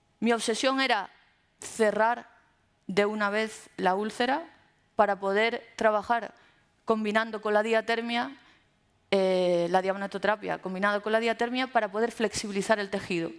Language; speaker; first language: Spanish; native; Spanish